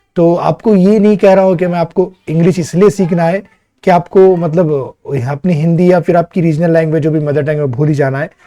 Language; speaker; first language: Hindi; native; Hindi